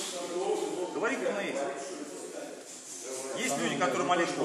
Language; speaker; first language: Russian; native; Russian